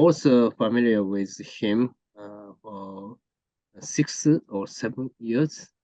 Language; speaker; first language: English; non-native, learner; Japanese